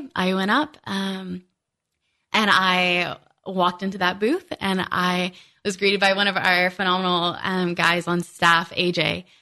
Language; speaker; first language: English; native; English